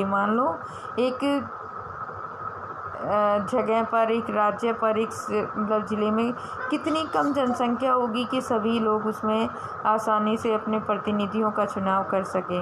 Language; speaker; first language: Hindi; native; Hindi